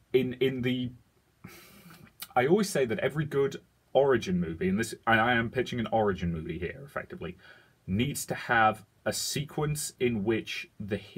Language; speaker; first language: English; native; English